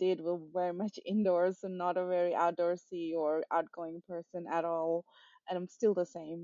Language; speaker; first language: English; non-native, local second language; Nepali